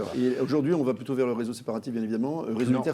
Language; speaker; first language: French; native; French